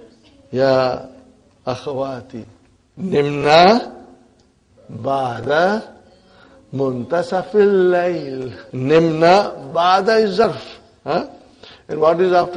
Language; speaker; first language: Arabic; non-native, fluent; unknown